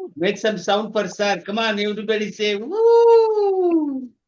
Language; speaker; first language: English; non-native, local second language; Telugu